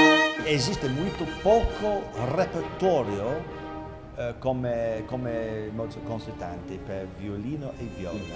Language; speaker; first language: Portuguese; non-native, fluent; Italian